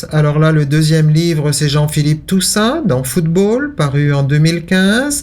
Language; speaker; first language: French; native; French